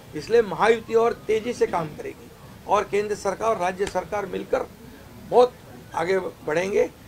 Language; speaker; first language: Hindi; non-native, local second language; Marathi